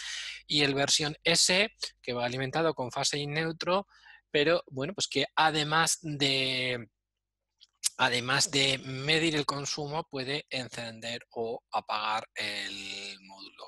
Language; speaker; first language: Spanish; native; Spanish